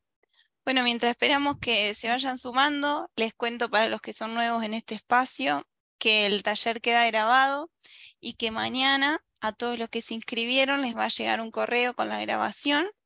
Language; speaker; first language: Spanish; native; Spanish